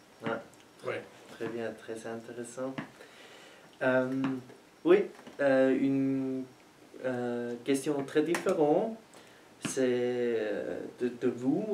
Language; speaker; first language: French; non-native, learner; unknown